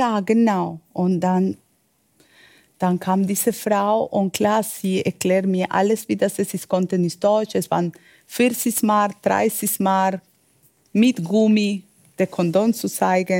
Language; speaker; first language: German; non-native, learner; Spanish